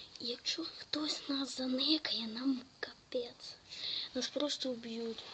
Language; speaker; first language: Ukrainian; native; Ukrainian